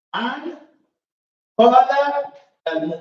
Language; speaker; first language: Arabic; non-native, fluent; English